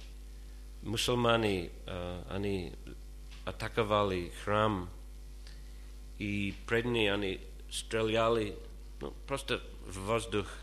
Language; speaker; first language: Russian; non-native, fluent; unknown